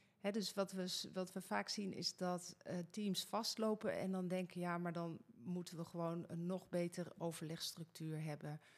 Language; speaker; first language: Dutch; native; Dutch